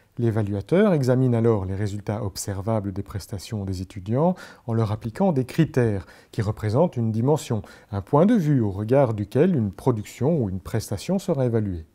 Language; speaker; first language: French; native; French